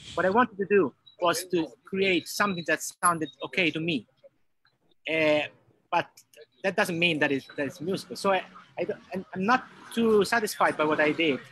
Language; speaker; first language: English; non-native, fluent; Italian